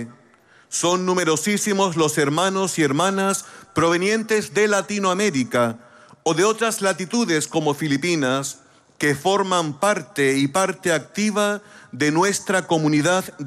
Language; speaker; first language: Spanish; native; Spanish